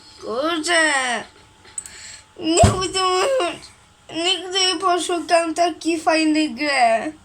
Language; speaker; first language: Polish; early bilingual, heritage; Portuguese